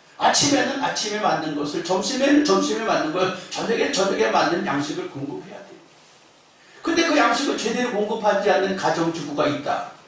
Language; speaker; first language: Korean; native; Korean